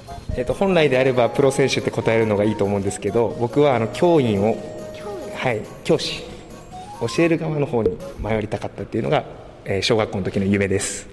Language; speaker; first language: Japanese; native; Japanese